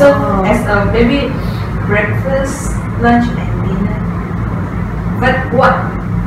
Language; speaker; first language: English; non-native, local second language; Malay